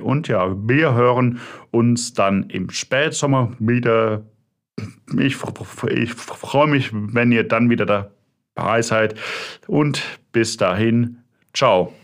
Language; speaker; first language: German; native; German